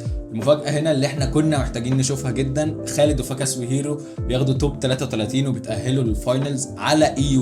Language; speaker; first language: Arabic; native; Arabic